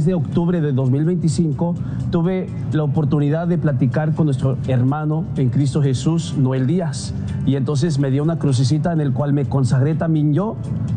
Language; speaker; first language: Spanish; early bilingual, heritage; Spanish